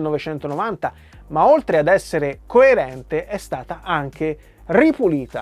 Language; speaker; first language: Italian; native; Italian